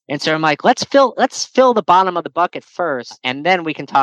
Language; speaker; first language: English; native; English